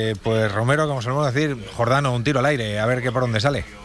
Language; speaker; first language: Spanish; native; Spanish